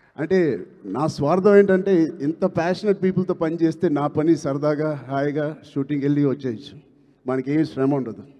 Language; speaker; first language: Telugu; native; Telugu